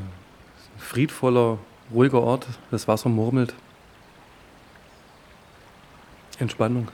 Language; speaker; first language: German; native; German